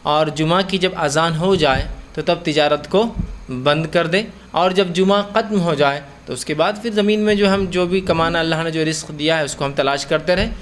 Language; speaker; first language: Urdu; native; Urdu